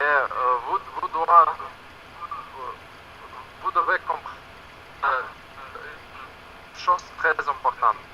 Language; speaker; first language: French; non-native, learner; Russian